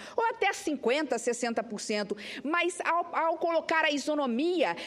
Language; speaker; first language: Portuguese; native; Portuguese